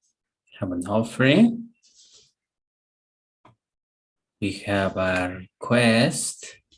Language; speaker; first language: English; non-native, fluent; Spanish